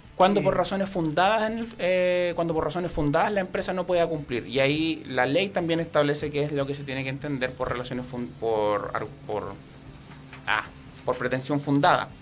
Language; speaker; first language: Spanish; native; Spanish